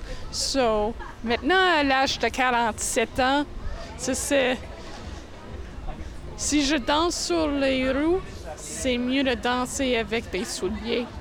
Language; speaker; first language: French; non-native, local second language; English